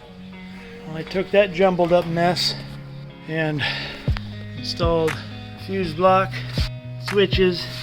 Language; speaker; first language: English; native; English